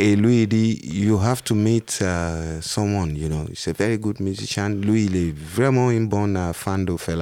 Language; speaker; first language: French; non-native, learner; Yoruba